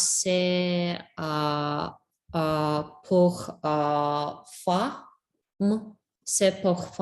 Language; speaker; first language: French; non-native, learner; English